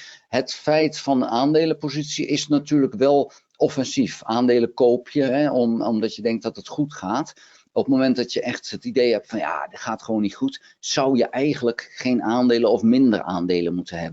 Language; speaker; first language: Dutch; native; Dutch